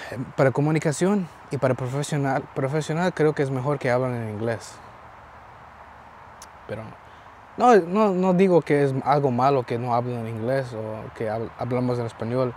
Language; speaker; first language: Spanish; early bilingual, heritage; Spanish